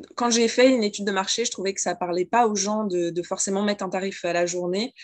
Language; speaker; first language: French; native; French